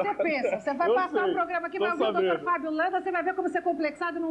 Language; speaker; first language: Portuguese; native; Portuguese